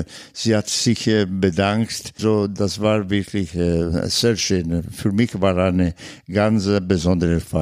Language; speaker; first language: German; non-native, fluent; Italian